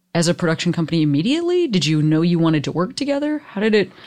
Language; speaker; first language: English; native; English